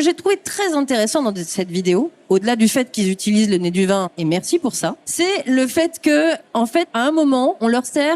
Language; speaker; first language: French; native; French